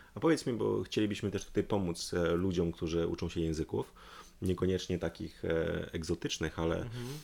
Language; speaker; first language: Polish; native; Polish